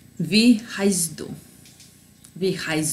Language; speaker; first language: German; non-native, fluent; Serbian